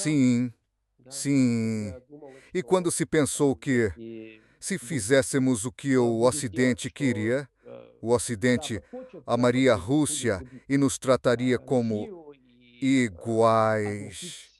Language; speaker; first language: Portuguese; non-native, fluent; Serbian